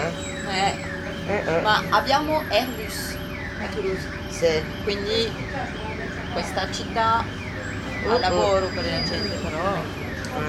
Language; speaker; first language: Italian; non-native, learner; French